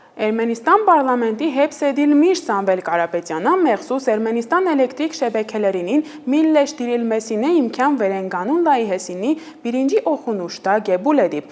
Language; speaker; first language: Azerbaijani; non-native, fluent; Armenian